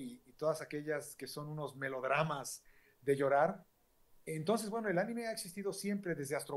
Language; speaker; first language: Spanish; native; Spanish